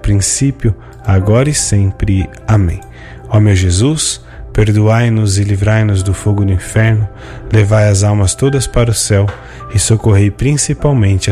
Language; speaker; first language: Portuguese; native; Portuguese